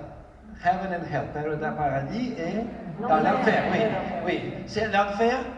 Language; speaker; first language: French; non-native, fluent; Ukrainian